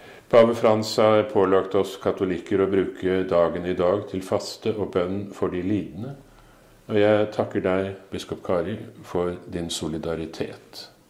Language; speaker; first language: Norwegian; native; Norwegian